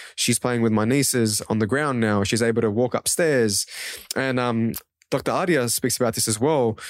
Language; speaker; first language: English; non-native, local second language; Kurdish